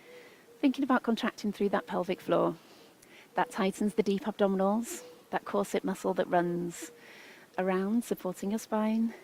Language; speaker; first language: English; native; English